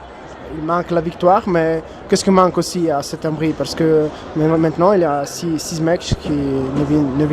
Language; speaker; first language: French; non-native, learner; Italian